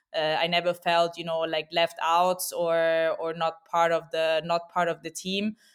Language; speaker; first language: English; non-native, fluent; Italian